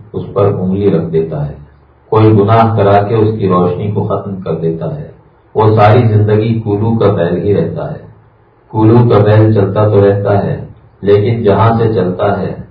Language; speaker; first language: Urdu; native; Urdu